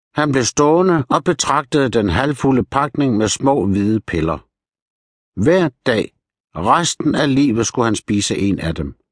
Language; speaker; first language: Danish; native; Danish